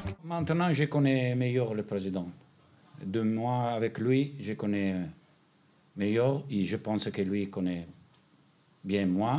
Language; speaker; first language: French; non-native, learner; Italian